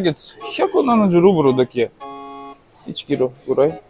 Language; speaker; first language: Japanese; non-native, learner; Russian